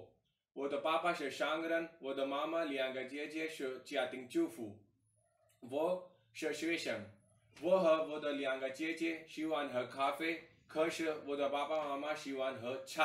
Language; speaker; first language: Chinese; non-native, learner; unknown